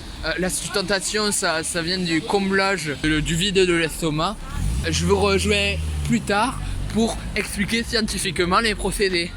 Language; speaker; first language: French; native; French